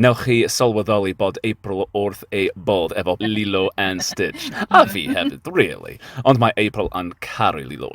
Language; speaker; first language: Welsh; non-native, learner; English